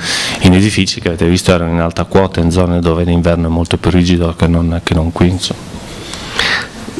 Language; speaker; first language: Italian; native; Italian